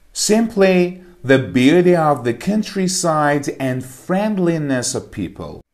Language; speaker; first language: English; non-native, fluent; Persian